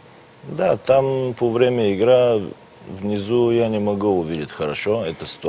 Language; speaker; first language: Russian; non-native, learner; Bulgarian